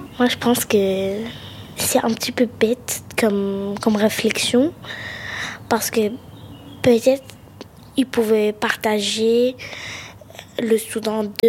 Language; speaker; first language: French; early bilingual, other home language; Arabic